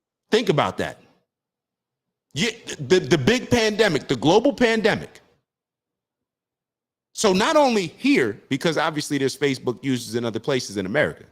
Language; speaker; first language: English; native; English